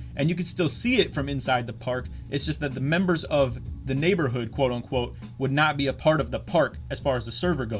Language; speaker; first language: English; native; English